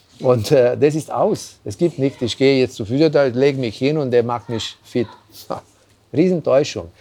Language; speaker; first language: German; non-native, fluent; Hungarian